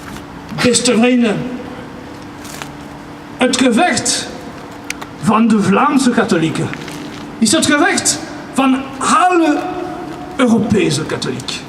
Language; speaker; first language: Dutch; non-native, learner; French